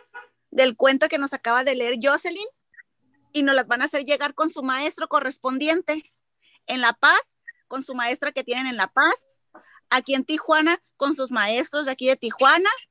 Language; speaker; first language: Spanish; native; Spanish